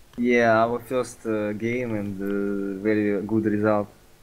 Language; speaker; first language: English; non-native, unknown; Russian